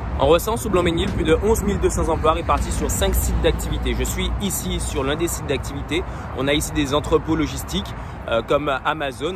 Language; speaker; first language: French; native; French